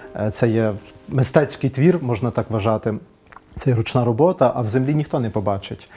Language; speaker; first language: Ukrainian; native; Ukrainian